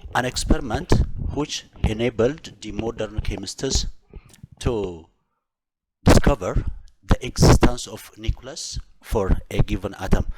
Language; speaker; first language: English; non-native, local second language; Amharic